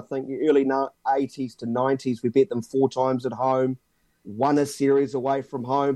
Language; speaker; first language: English; native; English